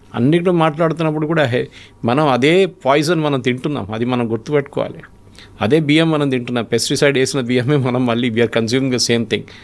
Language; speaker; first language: Telugu; non-native, local second language; Malayalam